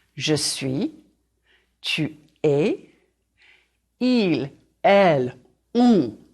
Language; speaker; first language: French; non-native, fluent; English